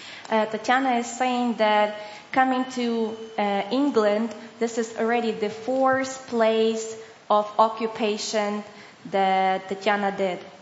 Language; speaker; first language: English; non-native, fluent; Ukrainian